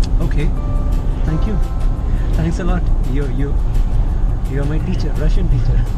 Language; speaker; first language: English; non-native, local second language; Hindi